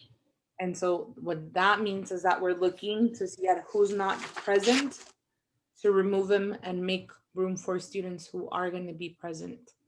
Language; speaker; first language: English; non-native, learner; Chinese